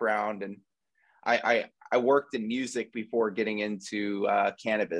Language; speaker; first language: English; native; English